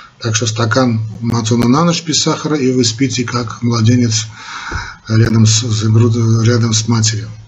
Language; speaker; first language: Russian; non-native, local second language; Armenian